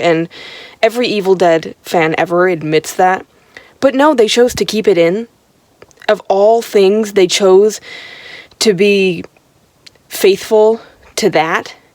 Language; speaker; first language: English; native; English